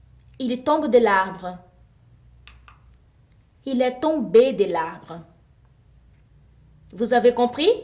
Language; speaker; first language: French; non-native, fluent; Portuguese